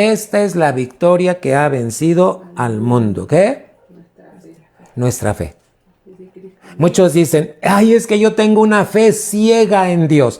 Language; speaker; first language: Spanish; native; Spanish